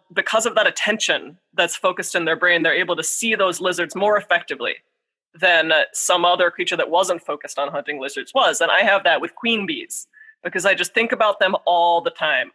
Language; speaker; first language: English; native; English